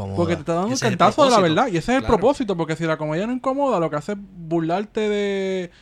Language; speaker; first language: Spanish; native; Spanish